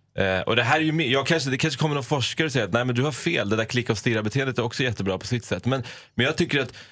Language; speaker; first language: Swedish; non-native, fluent; Persian